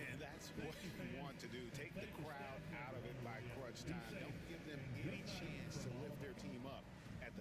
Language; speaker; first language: English; native; English